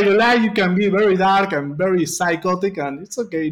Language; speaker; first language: English; non-native, fluent; Spanish